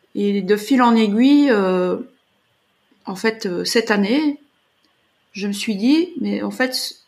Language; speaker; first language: French; native; French